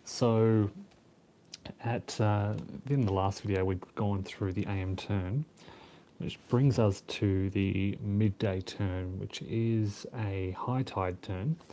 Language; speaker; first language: English; native; English